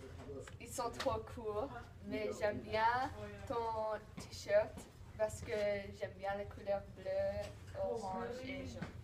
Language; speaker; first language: French; non-native, learner; English